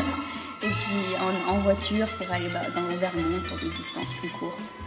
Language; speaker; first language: French; early bilingual, heritage; French